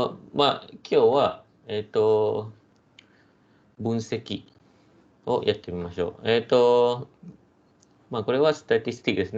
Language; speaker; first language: Japanese; non-native, fluent; Malay